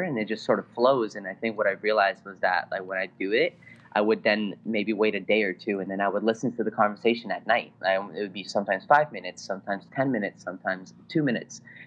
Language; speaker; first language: English; non-native, fluent; Spanish